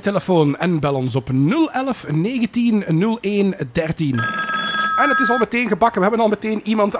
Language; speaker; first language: Dutch; native; Dutch